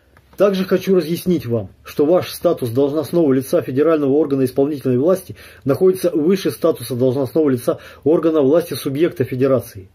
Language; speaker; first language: Russian; native; Russian